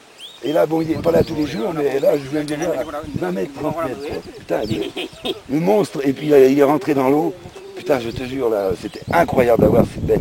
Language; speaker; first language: French; native; French